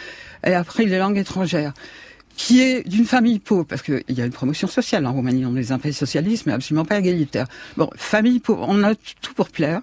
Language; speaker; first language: French; native; French